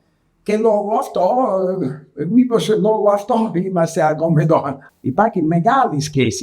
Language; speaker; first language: Greek; non-native, learner; Italian